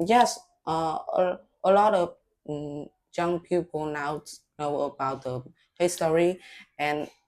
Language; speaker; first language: English; non-native, learner; Vietnamese